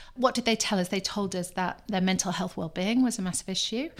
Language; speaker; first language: English; native; English